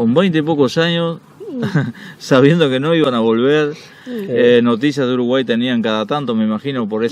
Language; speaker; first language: Spanish; native; Spanish